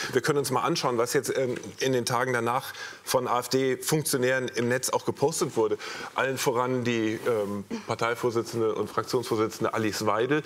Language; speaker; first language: German; native; German